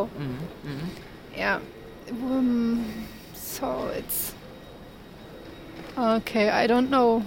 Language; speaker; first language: English; non-native, learner; Turkish